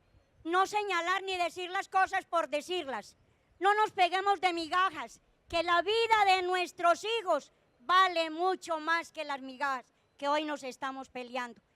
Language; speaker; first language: Spanish; native; Spanish